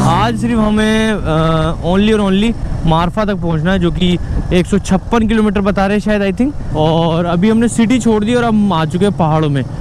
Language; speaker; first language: Hindi; native; Hindi